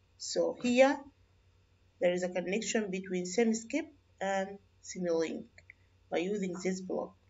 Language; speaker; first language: English; non-native, fluent; Arabic